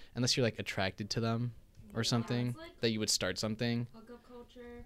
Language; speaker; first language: English; non-native, local second language; Cantonese